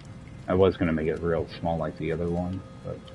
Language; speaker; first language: English; native; English